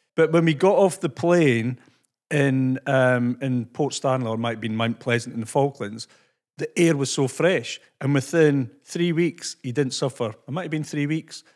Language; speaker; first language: English; native; English